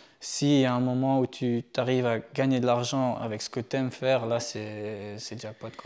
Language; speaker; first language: French; native; French